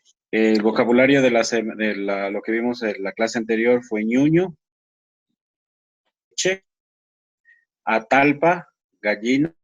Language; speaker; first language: Spanish; non-native, learner; English